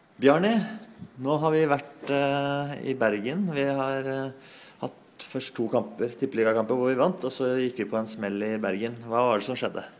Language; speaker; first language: Norwegian; native; Norwegian